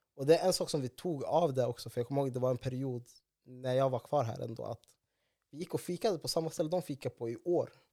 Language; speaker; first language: Swedish; early bilingual, other home language; Somali